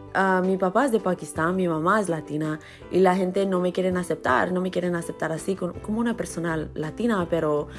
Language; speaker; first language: Spanish; early bilingual, other home language; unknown